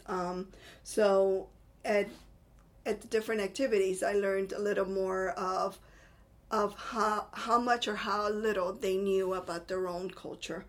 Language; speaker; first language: English; non-native, fluent; Spanish